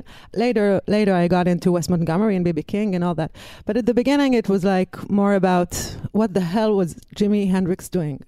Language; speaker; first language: English; non-native, fluent; Hebrew